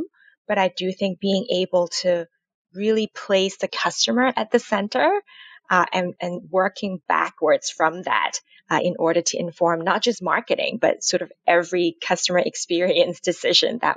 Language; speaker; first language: English; non-native, local second language; Cantonese